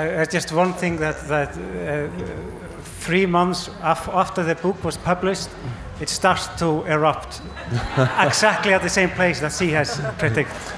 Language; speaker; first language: English; non-native, fluent; Icelandic